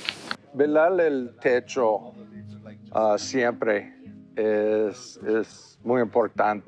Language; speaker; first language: Spanish; non-native, fluent; English